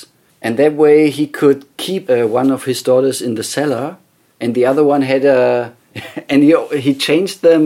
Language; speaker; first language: English; non-native, fluent; German